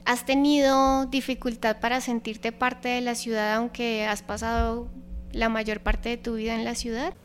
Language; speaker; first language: Spanish; native; Spanish